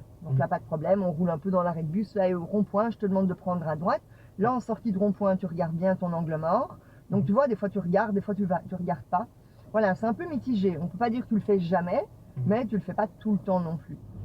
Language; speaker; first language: French; native; French